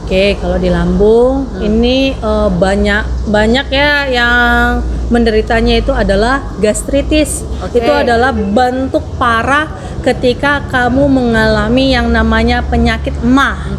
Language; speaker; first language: Indonesian; native; Indonesian